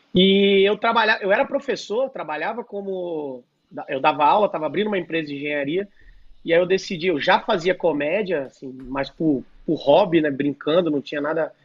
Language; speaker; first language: Portuguese; native; Portuguese